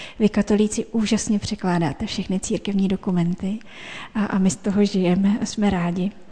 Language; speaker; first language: Czech; native; Czech